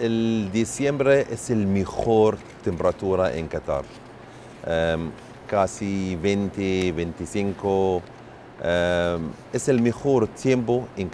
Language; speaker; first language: Spanish; non-native, learner; Arabic